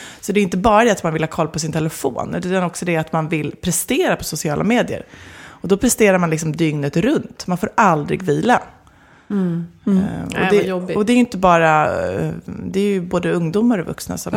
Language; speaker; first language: Swedish; native; Swedish